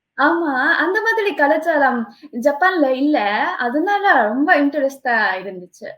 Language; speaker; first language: Tamil; non-native, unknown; Japanese